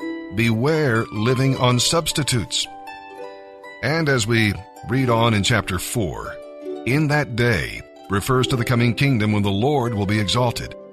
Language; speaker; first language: English; native; English